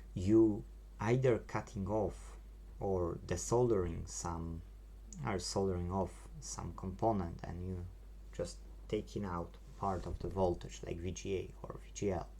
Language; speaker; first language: English; non-native, fluent; Polish